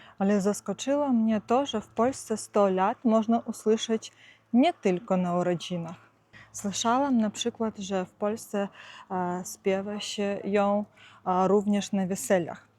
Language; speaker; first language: Polish; non-native, fluent; Ukrainian